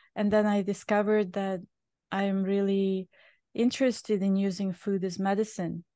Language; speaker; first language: English; non-native, fluent; Bulgarian